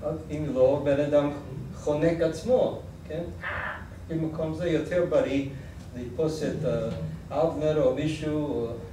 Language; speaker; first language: Hebrew; non-native, fluent; English